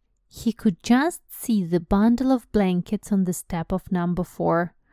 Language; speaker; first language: English; non-native, fluent; Russian